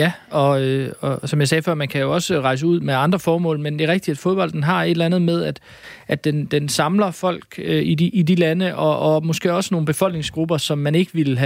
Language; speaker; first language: Danish; native; Danish